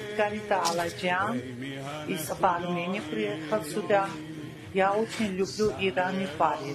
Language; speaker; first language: Russian; non-native, learner; Armenian